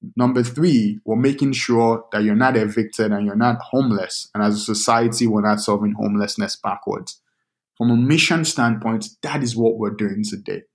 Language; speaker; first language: English; non-native, local second language; Yoruba